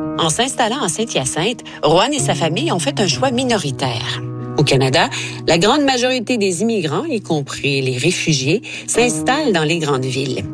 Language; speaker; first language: French; native; French